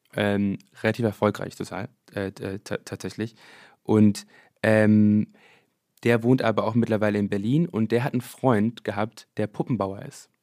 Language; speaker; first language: German; early bilingual, other home language; English